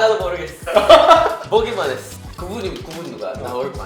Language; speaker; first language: Korean; non-native, fluent; Portuguese